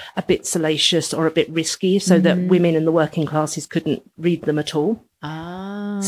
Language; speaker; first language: English; native; English